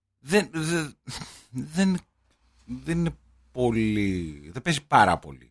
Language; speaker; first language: Greek; native; Greek